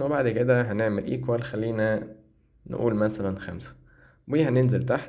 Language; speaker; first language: Arabic; native; Arabic